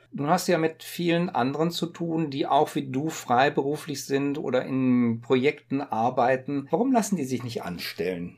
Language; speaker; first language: German; native; German